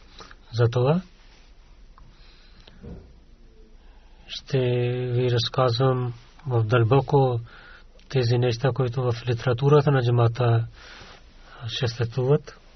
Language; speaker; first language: Bulgarian; non-native, learner; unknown